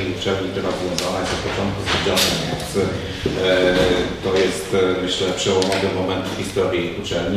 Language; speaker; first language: Polish; native; Polish